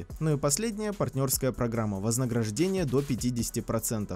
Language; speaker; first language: Russian; native; Russian